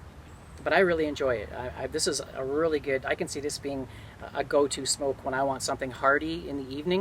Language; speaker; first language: English; native; English